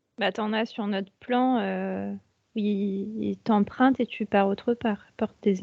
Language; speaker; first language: French; native; French